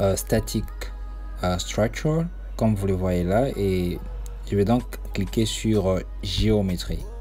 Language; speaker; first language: French; non-native, local second language; Lingala